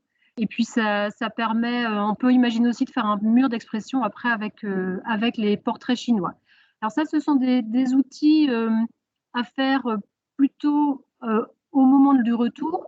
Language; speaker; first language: French; native; French